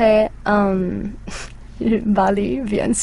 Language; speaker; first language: French; non-native, learner; English